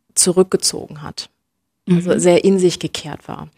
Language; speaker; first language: German; native; German